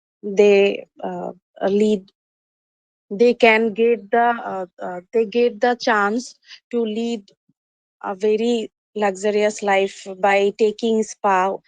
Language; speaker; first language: English; non-native, learner; Bangla